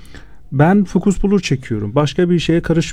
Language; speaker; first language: Turkish; non-native, fluent; Azerbaijani